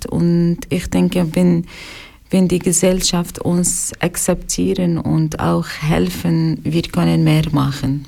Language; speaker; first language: German; non-native, learner; Arabic